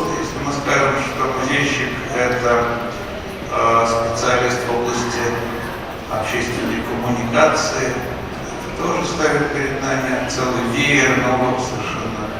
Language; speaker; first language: Russian; native; Russian